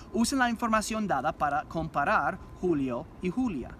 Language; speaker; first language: Spanish; non-native, fluent; English